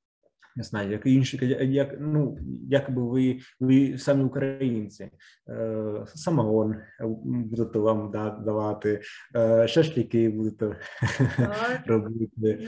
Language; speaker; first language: Ukrainian; non-native, fluent; Italian